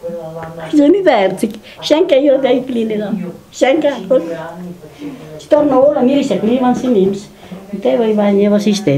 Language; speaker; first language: German; non-native, learner; Italian